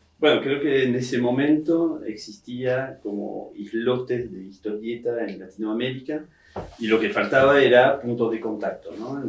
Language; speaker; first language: Spanish; non-native, fluent; French